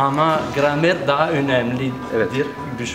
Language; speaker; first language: Turkish; non-native, learner; Italian